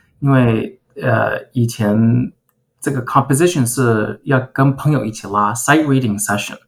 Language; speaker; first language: Chinese; early bilingual, heritage; Chinese